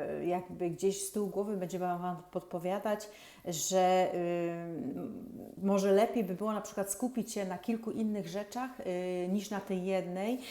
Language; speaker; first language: Polish; native; Polish